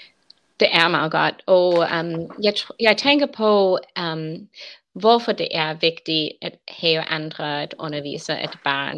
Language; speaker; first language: Danish; non-native, learner; English